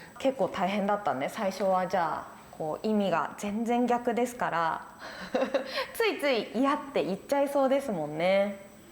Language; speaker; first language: Japanese; native; Japanese